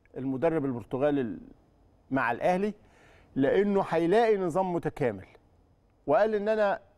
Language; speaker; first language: Arabic; native; Arabic